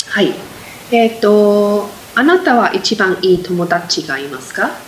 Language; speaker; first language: Japanese; non-native, fluent; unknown